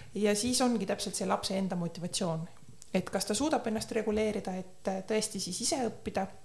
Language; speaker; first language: Estonian; native; Estonian